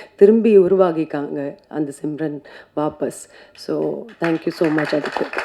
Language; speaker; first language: Tamil; non-native, fluent; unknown